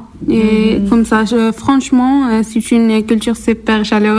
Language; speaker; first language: French; non-native, learner; Arabic